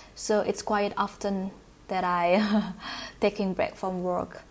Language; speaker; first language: English; non-native, learner; Indonesian